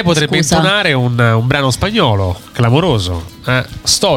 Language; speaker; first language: Italian; native; Italian